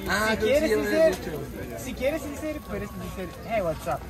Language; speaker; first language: Spanish; native; Spanish